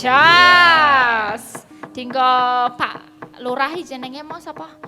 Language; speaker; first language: Javanese; non-native, local second language; Indonesian